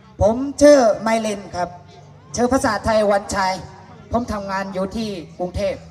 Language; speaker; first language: Thai; non-native, fluent; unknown